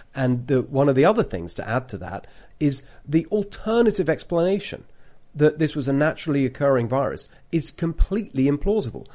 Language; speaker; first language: English; native; English